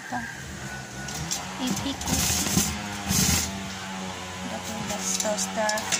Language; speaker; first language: English; non-native, learner; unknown